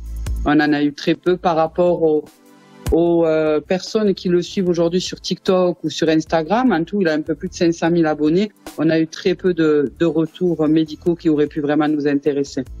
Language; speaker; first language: French; native; French